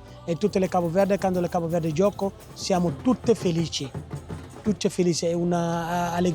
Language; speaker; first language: Italian; non-native, learner; Portuguese